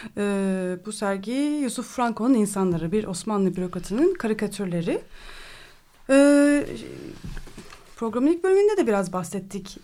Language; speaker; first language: Turkish; native; Turkish